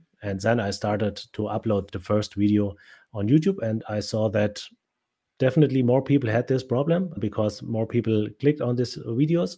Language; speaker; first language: English; non-native, fluent; German